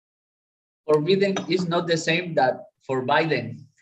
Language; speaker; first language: English; non-native, learner; Spanish